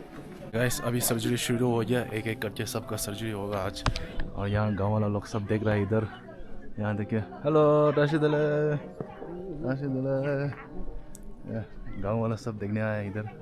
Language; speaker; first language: Hindi; non-native, fluent; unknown